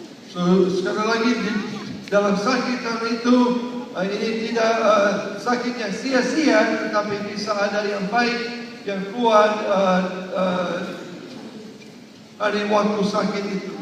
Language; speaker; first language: Indonesian; non-native, learner; English